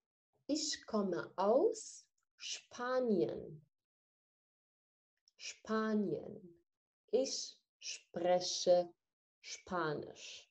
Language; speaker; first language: German; non-native, fluent; Arabic